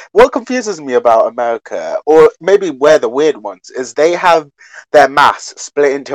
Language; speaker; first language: English; native; English